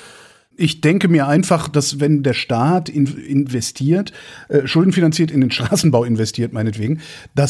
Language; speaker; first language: German; native; German